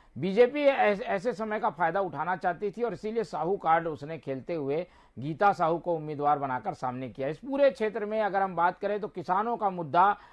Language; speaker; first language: Hindi; native; Hindi